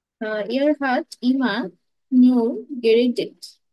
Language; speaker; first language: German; non-native, learner; Bangla